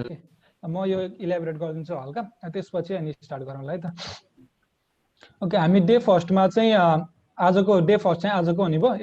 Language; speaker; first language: Nepali; native; Nepali